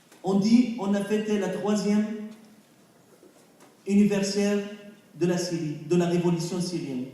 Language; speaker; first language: French; non-native, fluent; Arabic